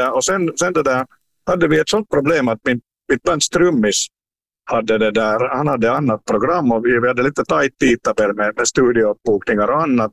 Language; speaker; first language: Swedish; native; Swedish